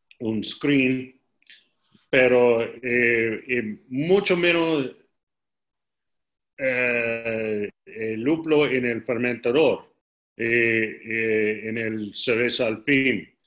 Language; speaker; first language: Spanish; non-native, learner; English